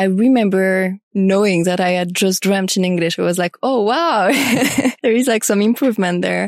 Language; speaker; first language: English; non-native, fluent; French